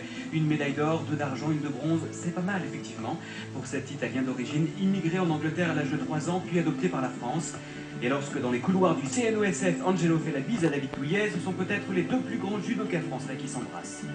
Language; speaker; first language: French; native; French